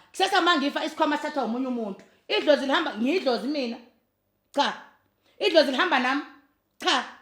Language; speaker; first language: Zulu; native; Zulu